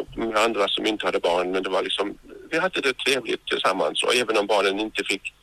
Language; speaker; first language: Swedish; non-native, fluent; Norwegian